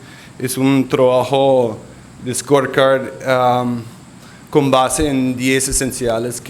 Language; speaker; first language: Spanish; non-native, local second language; English